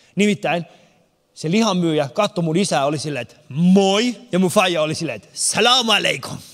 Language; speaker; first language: Finnish; early bilingual, other home language; Persian